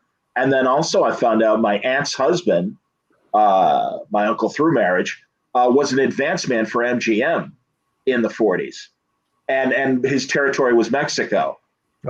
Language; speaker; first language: English; native; English